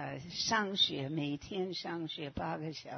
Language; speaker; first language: Chinese; non-native, fluent; English